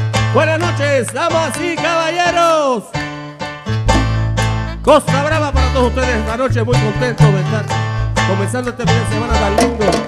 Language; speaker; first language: Spanish; native; Spanish